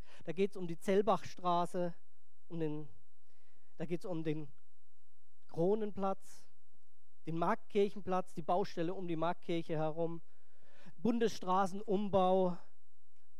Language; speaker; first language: German; native; German